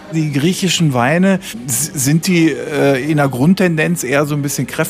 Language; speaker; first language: German; native; German